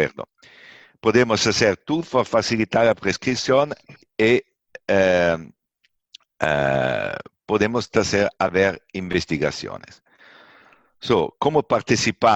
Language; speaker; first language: Spanish; non-native, fluent; Italian